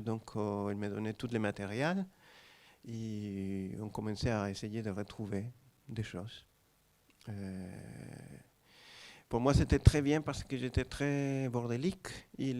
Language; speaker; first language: French; non-native, fluent; Spanish